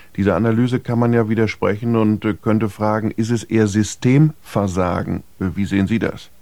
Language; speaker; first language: German; native; German